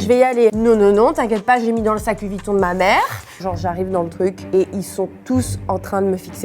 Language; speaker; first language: French; native; French